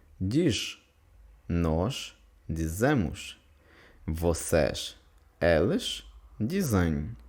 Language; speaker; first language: Portuguese; non-native, fluent; Ukrainian